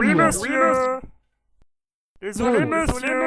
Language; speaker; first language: French; native; French